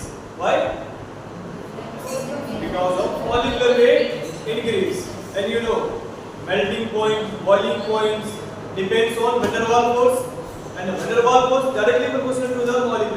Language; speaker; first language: English; non-native, local second language; Hindi